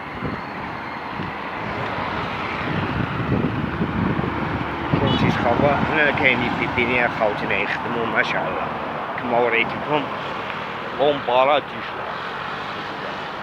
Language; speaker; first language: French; non-native, local second language; Arabic